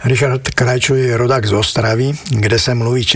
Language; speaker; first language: Slovak; native; Slovak